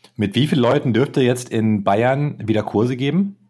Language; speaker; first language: German; native; German